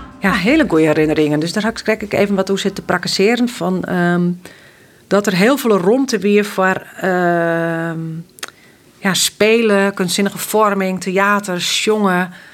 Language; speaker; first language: Dutch; non-native, local second language; Western Frisian